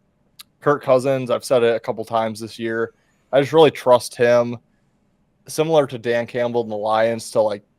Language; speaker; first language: English; native; English